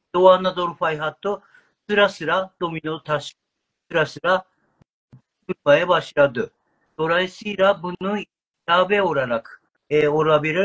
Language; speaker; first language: Turkish; non-native, learner; Japanese